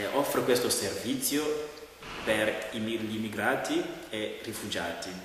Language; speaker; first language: Italian; non-native, fluent; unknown